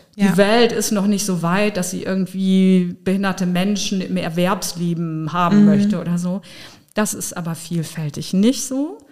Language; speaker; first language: German; native; German